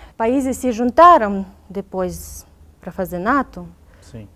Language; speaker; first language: Portuguese; non-native, fluent; Ukrainian